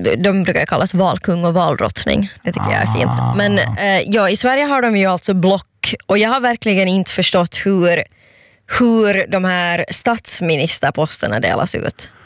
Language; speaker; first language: Swedish; native; Swedish